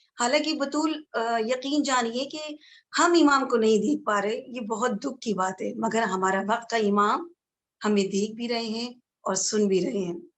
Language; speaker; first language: Urdu; native; Urdu